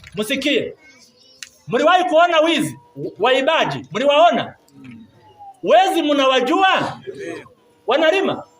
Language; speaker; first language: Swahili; non-native, local second language; Kinyarwanda